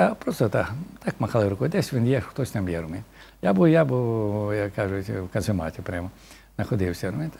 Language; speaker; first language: Ukrainian; native; Ukrainian